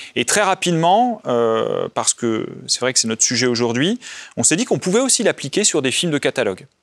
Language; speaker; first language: French; native; French